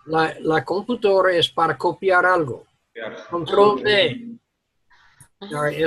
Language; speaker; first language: Spanish; non-native, learner; English